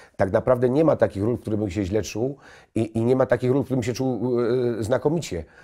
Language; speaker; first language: Polish; native; Polish